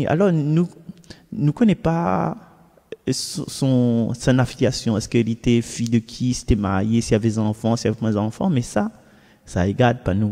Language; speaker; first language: French; non-native, local second language; Réunion Creole French